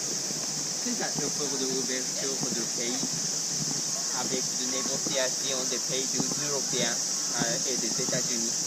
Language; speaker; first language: French; non-native, learner; Japanese